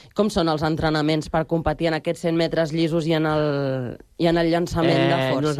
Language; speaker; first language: Catalan; native; Catalan